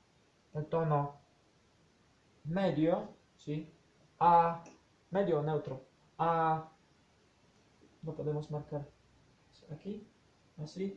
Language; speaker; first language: Spanish; non-native, fluent; Polish